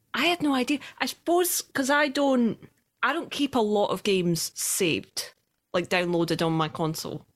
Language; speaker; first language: English; native; English